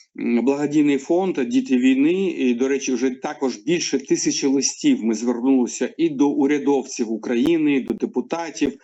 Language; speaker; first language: Ukrainian; non-native, local second language; Russian